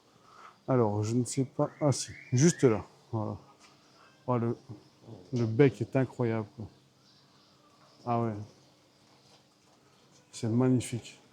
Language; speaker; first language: French; native; French